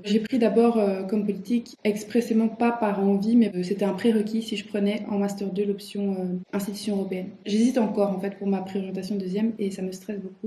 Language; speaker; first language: French; native; French